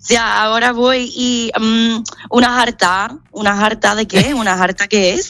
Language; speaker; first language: Spanish; non-native, fluent; English